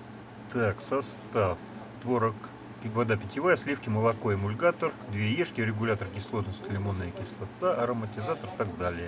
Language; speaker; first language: Russian; native; Russian